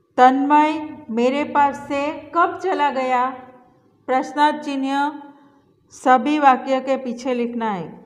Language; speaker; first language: Hindi; non-native, local second language; Gujarati